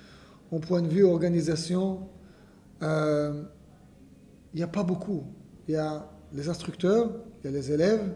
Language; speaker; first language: French; non-native, fluent; Hebrew